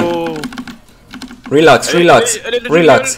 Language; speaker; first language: English; non-native, learner; Polish